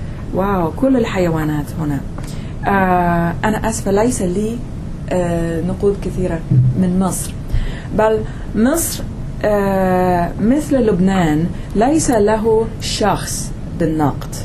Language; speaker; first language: Arabic; non-native, fluent; English